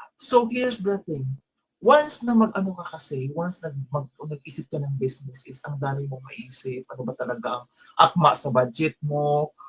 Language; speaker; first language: Filipino; non-native, local second language; Cebuano